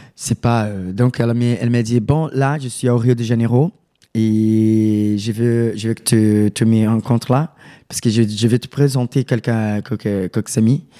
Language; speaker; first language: French; non-native, learner; Portuguese